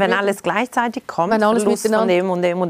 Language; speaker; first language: German; non-native, local second language; Italian